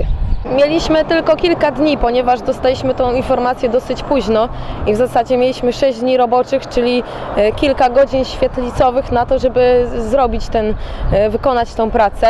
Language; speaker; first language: Polish; native; Polish